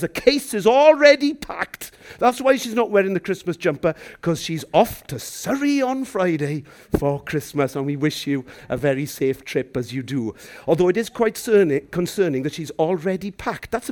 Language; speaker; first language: English; native; English